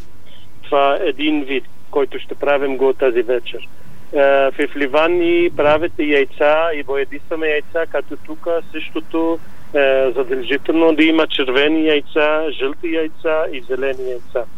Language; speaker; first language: Bulgarian; non-native, learner; Arabic